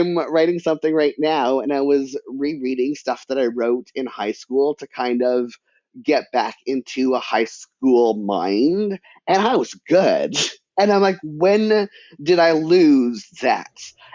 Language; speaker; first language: English; native; English